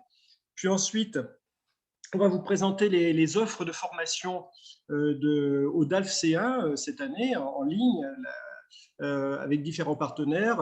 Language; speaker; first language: French; native; French